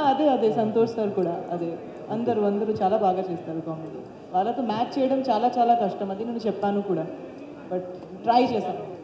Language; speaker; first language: Telugu; non-native, fluent; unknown